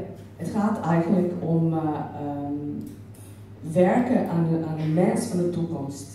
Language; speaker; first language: Dutch; non-native, fluent; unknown